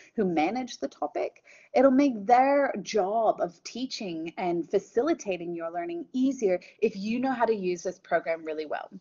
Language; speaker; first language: English; native; English